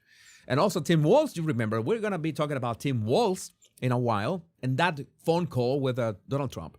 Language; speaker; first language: English; non-native, fluent; Spanish